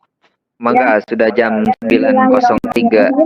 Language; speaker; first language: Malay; non-native, local second language; Sundanese